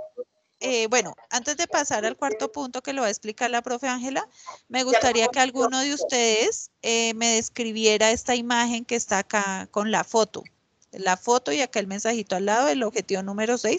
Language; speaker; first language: Spanish; native; Spanish